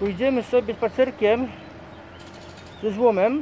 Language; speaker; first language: Polish; native; Polish